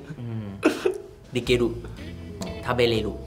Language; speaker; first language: Japanese; non-native, learner; Thai